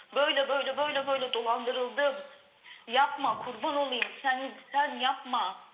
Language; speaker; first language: Turkish; native; Turkish